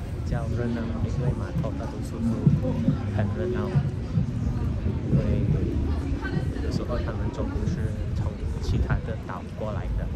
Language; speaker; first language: Chinese; early bilingual, heritage; Chinese